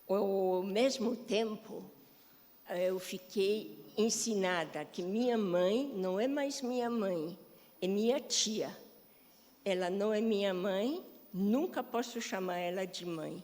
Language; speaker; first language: Portuguese; non-native, fluent; Polish